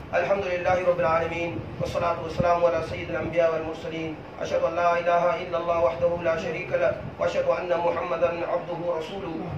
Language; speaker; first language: Urdu; non-native, local second language; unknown